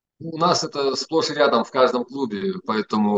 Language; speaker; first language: Russian; native; Russian